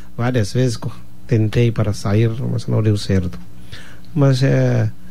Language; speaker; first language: Portuguese; non-native, fluent; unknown